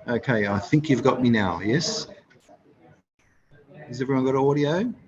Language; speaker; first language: English; native; English